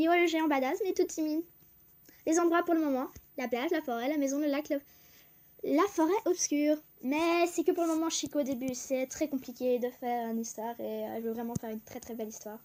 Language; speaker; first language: French; native; French